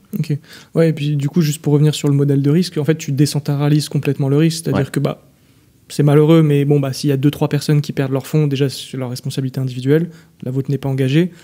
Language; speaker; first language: French; native; French